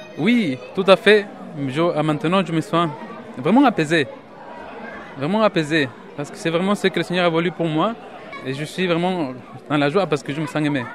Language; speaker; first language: French; non-native, fluent; Spanish